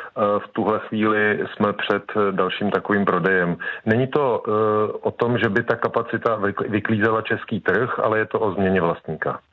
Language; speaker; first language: Czech; native; Czech